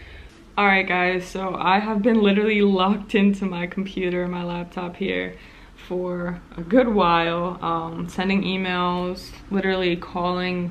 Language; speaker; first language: English; native; English